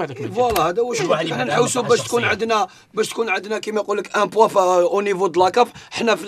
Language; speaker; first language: Arabic; native; Arabic